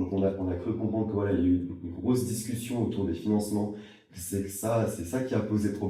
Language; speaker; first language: French; native; French